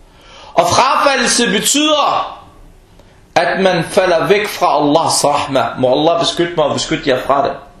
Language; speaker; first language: Danish; early bilingual, other home language; Arabic